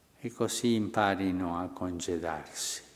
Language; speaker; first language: Italian; early bilingual, heritage; Spanish